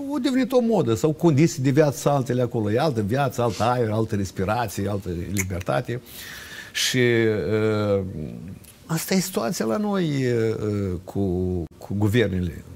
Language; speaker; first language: Romanian; native; Romanian